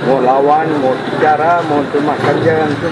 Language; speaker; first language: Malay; non-native, learner; Tamil